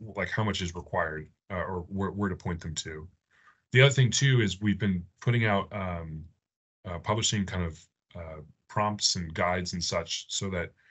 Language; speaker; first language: English; native; English